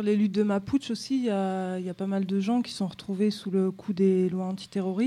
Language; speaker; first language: French; native; French